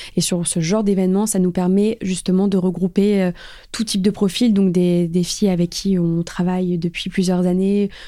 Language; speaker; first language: French; native; French